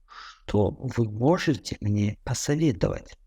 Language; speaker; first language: Russian; non-native, fluent; Tajik